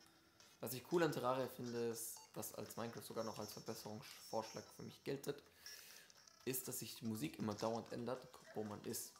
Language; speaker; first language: German; native; German